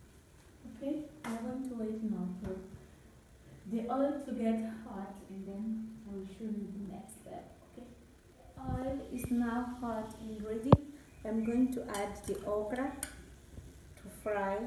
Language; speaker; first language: English; non-native, learner; Portuguese